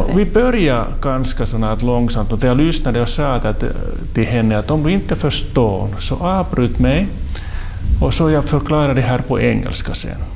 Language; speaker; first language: Swedish; non-native, local second language; Finnish